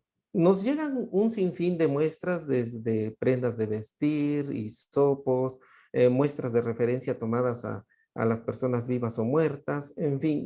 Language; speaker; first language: Spanish; native; Spanish